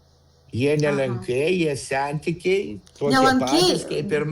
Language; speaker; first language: Lithuanian; non-native, local second language; Russian